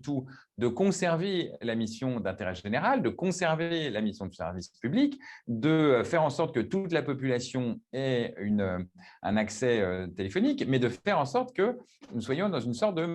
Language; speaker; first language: French; native; French